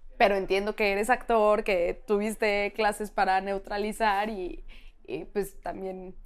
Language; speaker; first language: Spanish; native; Spanish